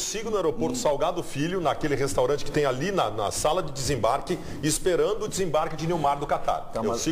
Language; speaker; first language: Portuguese; native; Portuguese